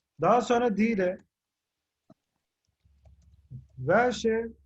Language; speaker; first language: German; non-native, fluent; Turkish